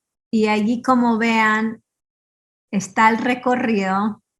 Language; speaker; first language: Spanish; early bilingual, heritage; Spanish